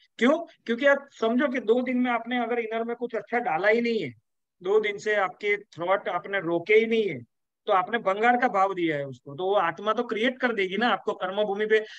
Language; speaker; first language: Hindi; non-native, local second language; Gujarati